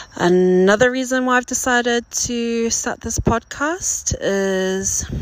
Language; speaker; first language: English; native; English